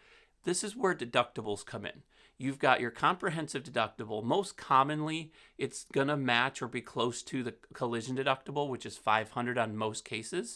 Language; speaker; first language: English; native; English